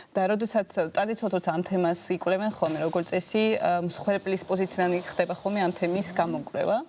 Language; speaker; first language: Georgian; native; Georgian